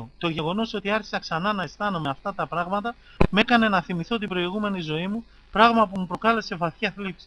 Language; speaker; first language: Greek; native; Greek